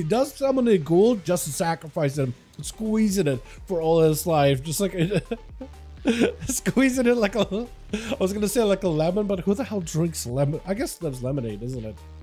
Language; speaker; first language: English; native; English